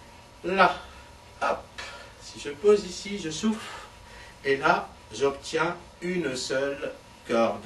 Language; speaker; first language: French; native; French